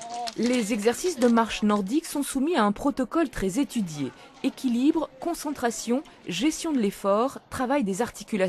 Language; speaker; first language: French; native; French